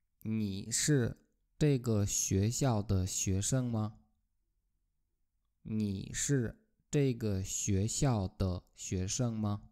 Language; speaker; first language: Chinese; non-native, fluent; Polish